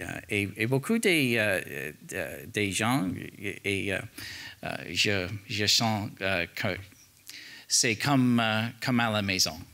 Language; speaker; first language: French; non-native, learner; English